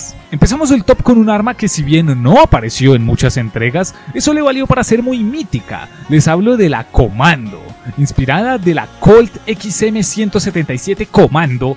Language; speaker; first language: Spanish; native; Spanish